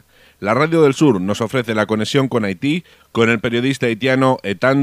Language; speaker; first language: Spanish; native; Spanish